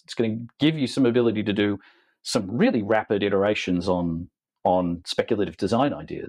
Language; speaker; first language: English; native; English